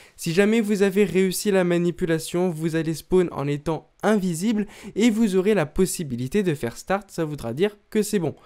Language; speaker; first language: French; native; French